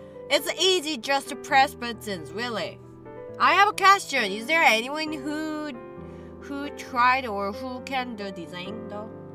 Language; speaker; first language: English; non-native, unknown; Korean